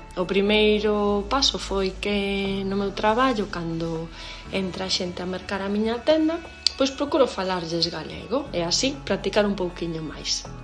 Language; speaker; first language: Galician; non-native, local second language; Spanish